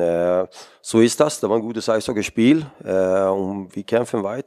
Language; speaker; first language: German; non-native, fluent; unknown